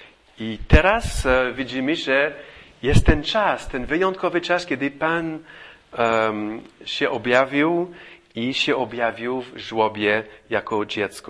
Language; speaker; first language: Polish; non-native, fluent; English